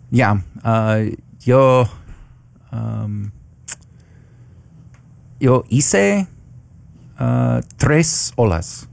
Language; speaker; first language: Spanish; non-native, learner; English